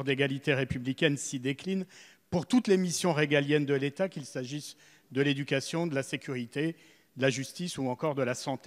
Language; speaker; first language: French; native; French